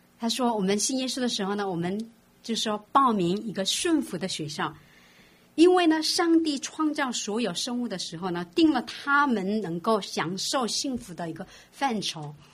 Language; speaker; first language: Chinese; non-native, fluent; Korean